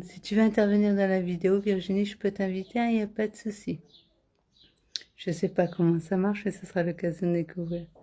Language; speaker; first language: French; native; French